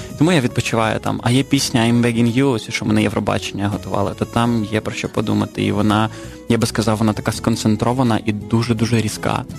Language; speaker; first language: Ukrainian; native; Ukrainian